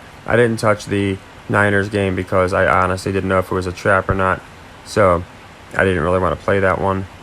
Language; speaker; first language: English; native; English